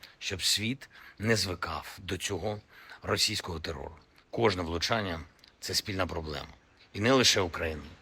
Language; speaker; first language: Ukrainian; non-native, local second language; Russian